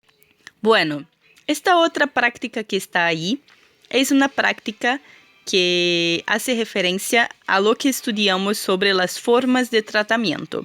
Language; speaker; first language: Spanish; non-native, fluent; Portuguese